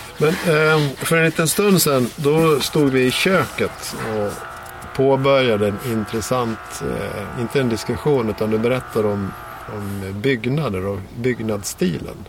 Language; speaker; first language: Swedish; native; Swedish